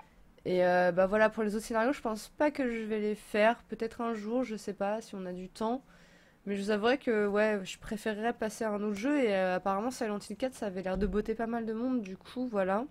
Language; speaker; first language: French; native; French